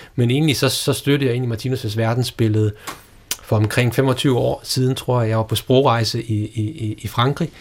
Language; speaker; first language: Danish; native; Danish